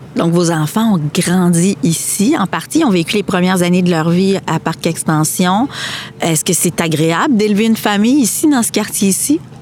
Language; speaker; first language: French; native; French